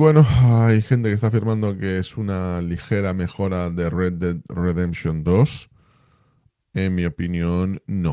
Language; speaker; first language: Spanish; native; Spanish